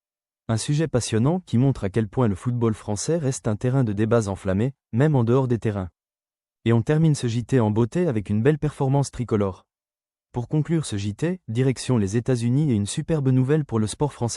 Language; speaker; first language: French; native; French